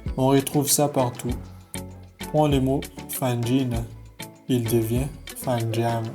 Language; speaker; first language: French; non-native, local second language; Malagasy